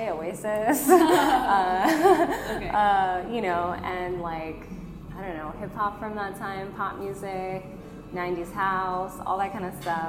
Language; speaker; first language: English; native; English